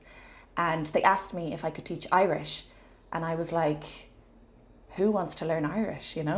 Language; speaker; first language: English; native; English